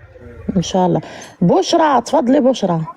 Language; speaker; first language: Arabic; native; Arabic